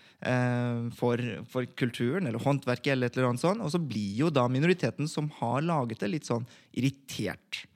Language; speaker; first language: Norwegian; native; Norwegian